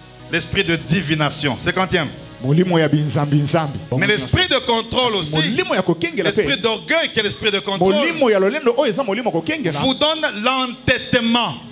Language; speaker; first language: French; non-native, local second language; Lingala